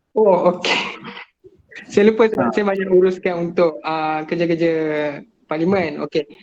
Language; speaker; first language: Malay; native; Malay